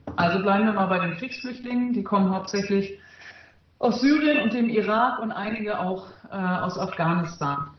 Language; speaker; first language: German; early bilingual, other home language; Arabic